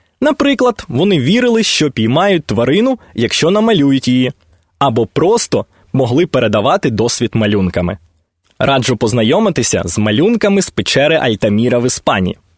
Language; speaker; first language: Ukrainian; native; Ukrainian